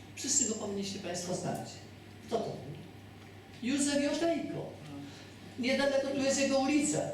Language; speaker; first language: Polish; native; Polish